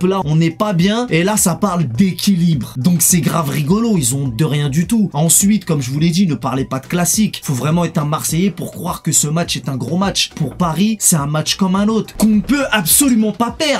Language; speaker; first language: French; native; French